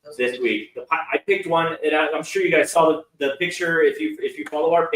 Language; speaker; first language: English; native; English